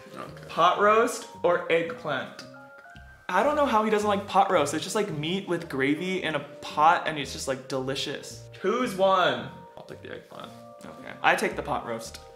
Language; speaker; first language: English; native; English